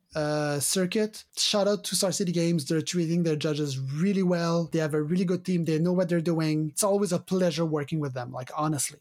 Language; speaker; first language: English; non-native, fluent; French